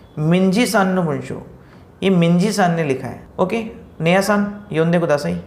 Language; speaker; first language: Hindi; native; Hindi